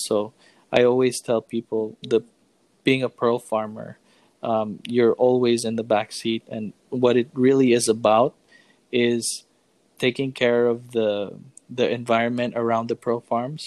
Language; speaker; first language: English; non-native, local second language; Filipino